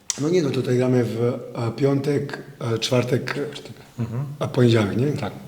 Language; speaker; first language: Polish; non-native, fluent; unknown